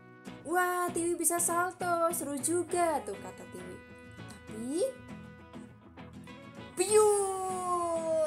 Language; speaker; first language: Indonesian; native; Indonesian